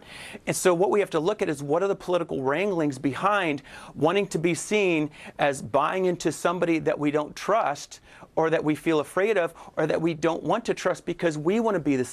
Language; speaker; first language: English; native; English